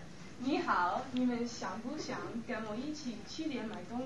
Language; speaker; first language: Chinese; non-native, learner; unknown